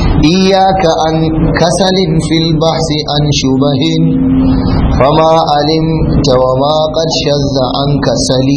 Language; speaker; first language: Arabic; non-native, fluent; Hausa